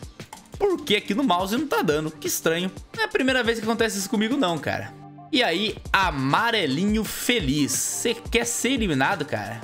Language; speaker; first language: Portuguese; native; Portuguese